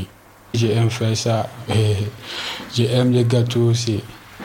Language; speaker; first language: French; non-native, learner; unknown